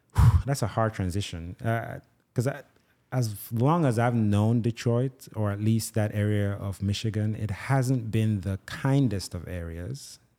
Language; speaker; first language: English; non-native, local second language; Igbo